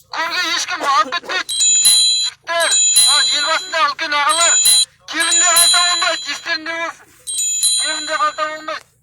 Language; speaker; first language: Kazakh; native; Kazakh